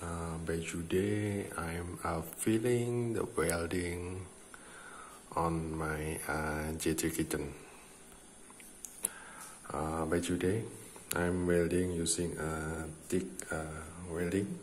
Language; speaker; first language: English; non-native, learner; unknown